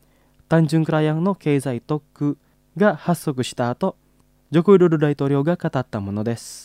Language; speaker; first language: Japanese; non-native, fluent; Indonesian